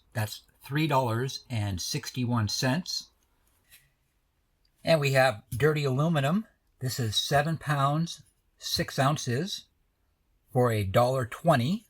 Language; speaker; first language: English; native; English